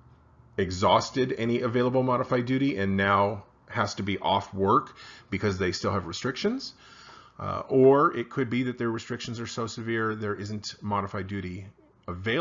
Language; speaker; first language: English; native; English